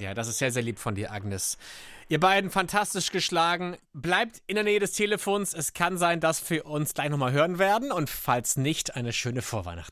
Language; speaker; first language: German; native; German